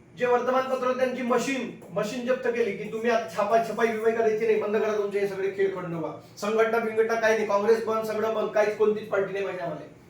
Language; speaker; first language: Marathi; non-native, local second language; Hindi